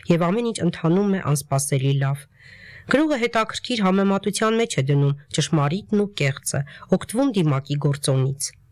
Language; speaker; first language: Armenian; native; Armenian